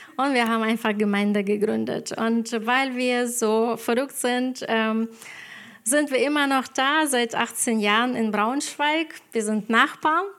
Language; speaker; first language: German; non-native, fluent; Ukrainian